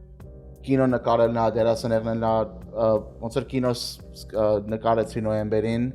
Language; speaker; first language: Armenian; early bilingual, heritage; Armenian